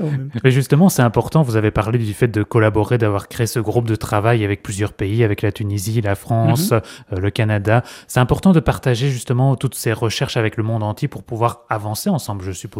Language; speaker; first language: French; native; French